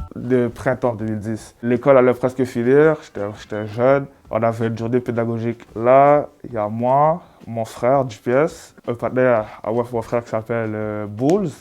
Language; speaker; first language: French; native; French